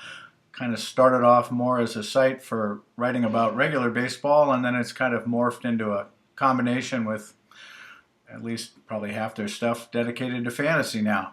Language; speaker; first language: English; native; English